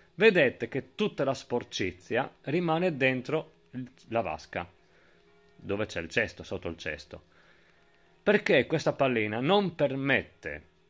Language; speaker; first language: Italian; native; Italian